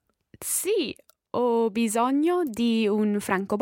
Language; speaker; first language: Italian; non-native, learner; English